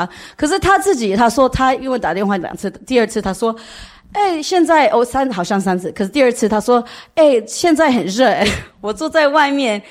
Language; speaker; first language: Chinese; early bilingual, heritage; English